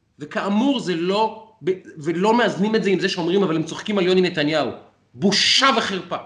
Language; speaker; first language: Hebrew; native; Hebrew